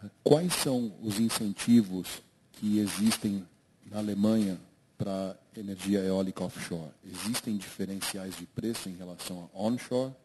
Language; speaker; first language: Portuguese; native; Portuguese